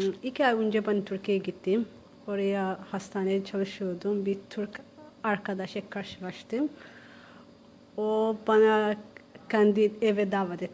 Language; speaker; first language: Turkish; non-native, learner; Somali